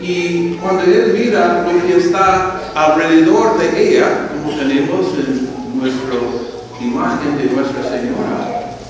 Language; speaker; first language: Spanish; non-native, fluent; English